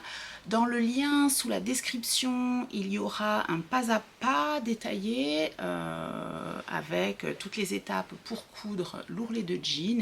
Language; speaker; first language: French; native; French